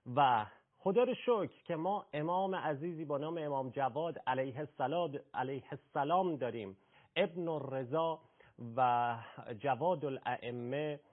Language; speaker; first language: Persian; native; Persian